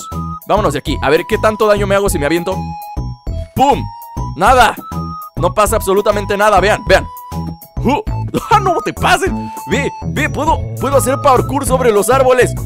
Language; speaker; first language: Spanish; native; Spanish